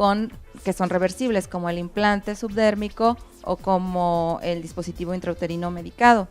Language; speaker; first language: Spanish; native; Spanish